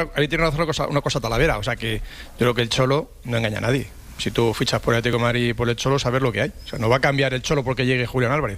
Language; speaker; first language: Spanish; native; Spanish